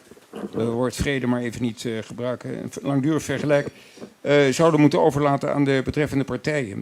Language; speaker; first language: Dutch; native; Dutch